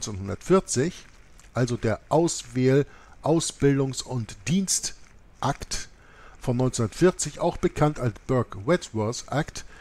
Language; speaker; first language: German; native; German